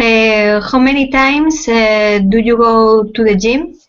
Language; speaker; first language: English; non-native, learner; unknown